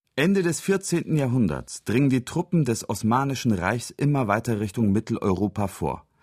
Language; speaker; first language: German; early bilingual, other home language; Turkish